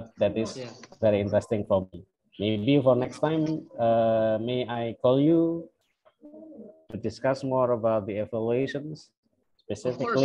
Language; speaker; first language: English; non-native, fluent; Indonesian